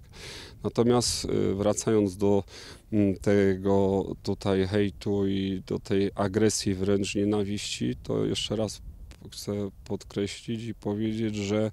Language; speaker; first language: Polish; native; Polish